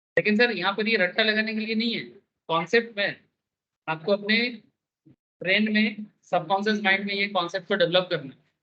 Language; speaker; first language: Hindi; non-native, local second language; Bangla